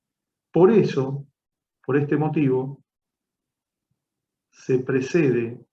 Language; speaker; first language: Spanish; native; Spanish